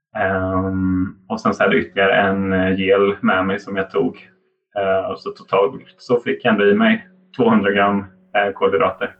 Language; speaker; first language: Swedish; native; Swedish